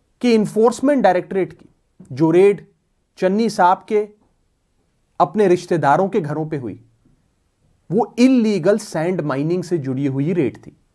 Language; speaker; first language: Hindi; non-native, local second language; Punjabi